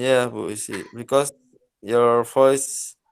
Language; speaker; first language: English; non-native, learner; Indonesian